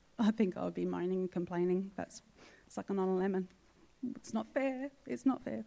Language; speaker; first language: English; native; English